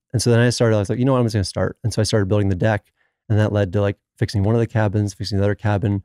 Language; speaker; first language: English; native; English